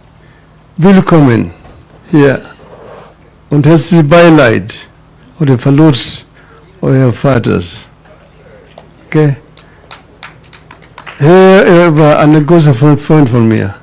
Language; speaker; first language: German; non-native, learner; Luo (Kenya and Tanzania)